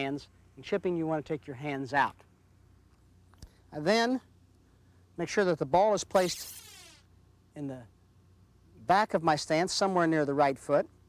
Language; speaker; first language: English; native; English